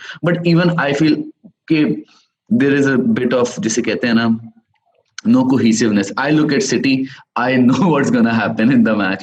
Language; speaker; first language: English; non-native, local second language; Urdu